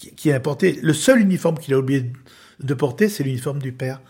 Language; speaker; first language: French; native; French